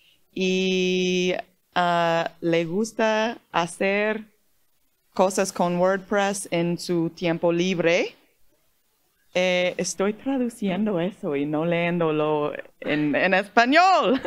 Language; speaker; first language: Spanish; non-native, learner; English